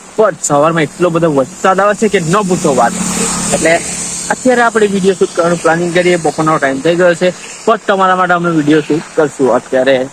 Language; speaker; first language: Gujarati; native; Gujarati